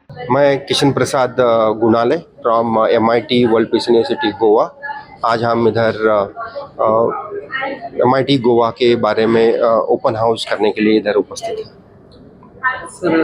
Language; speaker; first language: Hindi; non-native, local second language; Marathi